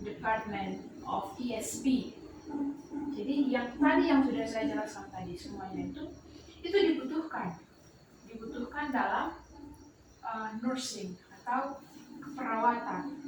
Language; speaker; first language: Indonesian; native; Indonesian